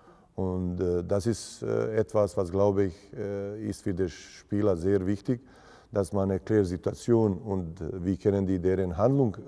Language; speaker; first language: German; non-native, fluent; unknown